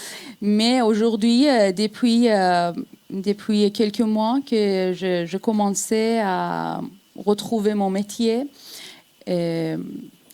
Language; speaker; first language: French; non-native, fluent; Persian